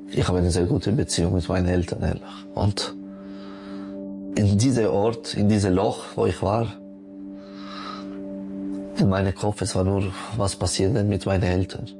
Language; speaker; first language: German; non-native, local second language; French